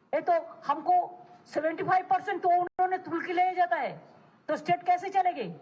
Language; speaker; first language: Hindi; non-native, local second language; Bangla